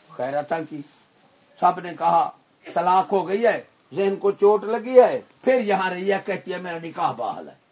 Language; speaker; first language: Urdu; non-native, local second language; Punjabi